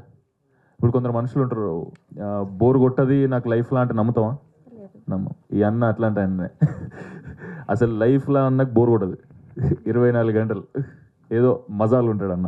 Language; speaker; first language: Telugu; native; Telugu